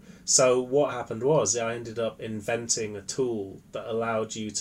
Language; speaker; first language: English; native; English